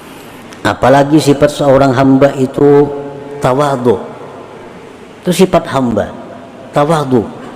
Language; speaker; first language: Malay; non-native, local second language; Banjar